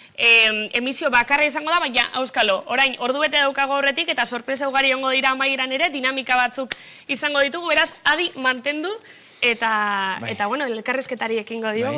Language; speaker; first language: Basque; native; Basque